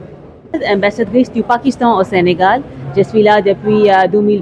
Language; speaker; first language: French; non-native, fluent; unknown